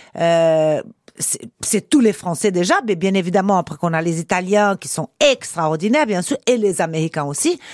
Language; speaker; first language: French; non-native, fluent; Portuguese